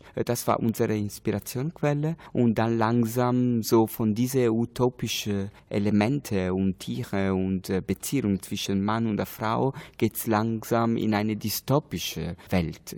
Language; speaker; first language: German; non-native, learner; Italian